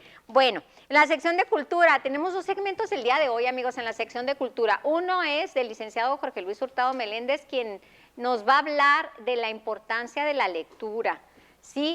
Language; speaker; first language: Spanish; native; Spanish